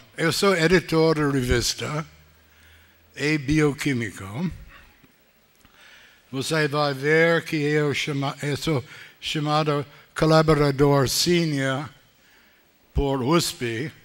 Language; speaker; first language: Portuguese; non-native, learner; English